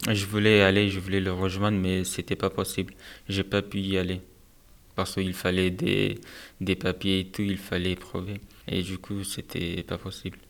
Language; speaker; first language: French; non-native, fluent; Persian